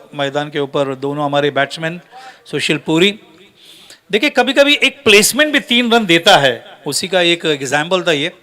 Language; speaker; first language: Hindi; non-native, local second language; Marathi